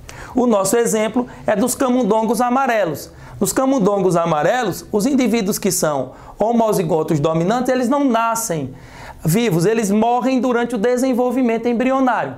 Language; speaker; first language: Portuguese; native; Portuguese